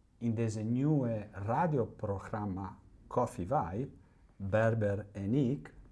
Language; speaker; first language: Dutch; non-native, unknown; Italian